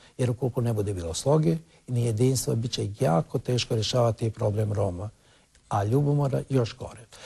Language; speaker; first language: Croatian; non-native, local second language; Romany